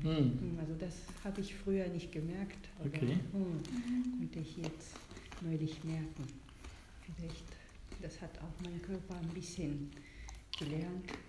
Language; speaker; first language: German; non-native, fluent; Japanese